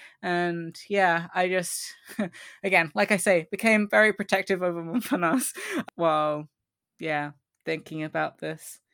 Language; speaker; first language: English; native; English